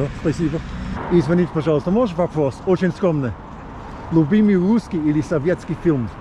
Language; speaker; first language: Russian; non-native, learner; English